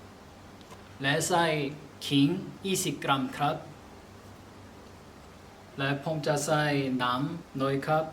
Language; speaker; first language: Thai; non-native, learner; Korean